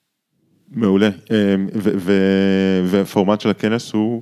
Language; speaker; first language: Hebrew; native; Hebrew